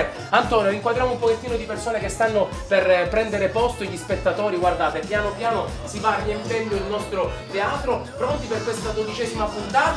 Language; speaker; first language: Italian; native; Italian